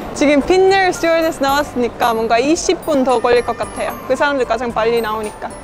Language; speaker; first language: Korean; non-native, fluent; Estonian